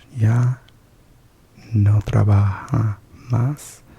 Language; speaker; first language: Spanish; non-native, learner; English